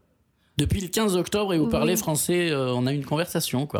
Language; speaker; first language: French; native; French